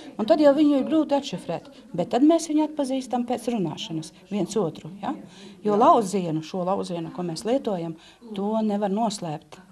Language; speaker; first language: Latvian; native; Latvian